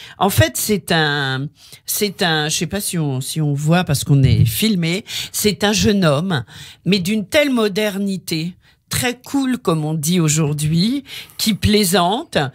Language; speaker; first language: French; native; French